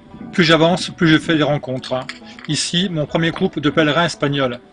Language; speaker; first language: French; native; French